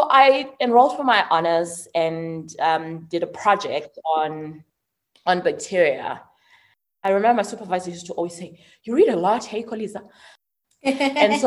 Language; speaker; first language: English; non-native, local second language; Xhosa